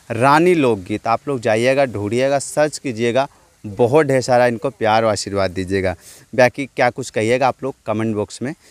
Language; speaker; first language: Hindi; native; Hindi